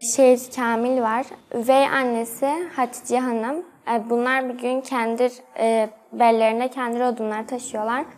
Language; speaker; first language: Turkish; native; Turkish